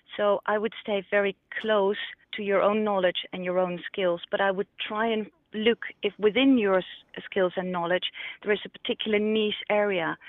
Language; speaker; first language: English; non-native, fluent; Dutch